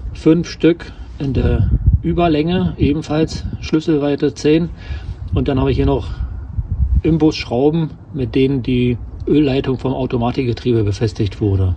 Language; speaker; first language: German; native; German